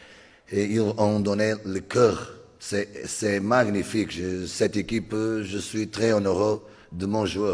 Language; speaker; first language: French; non-native, learner; Portuguese